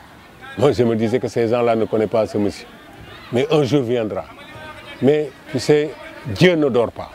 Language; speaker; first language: French; non-native, local second language; Wolof